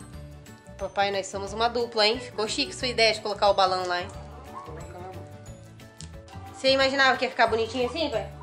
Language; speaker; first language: Portuguese; native; Portuguese